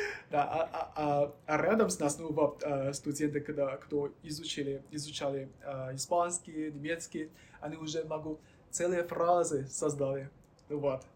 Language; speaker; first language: Russian; non-native, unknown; Chinese